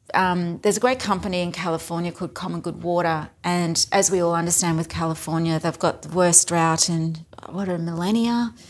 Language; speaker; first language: English; native; English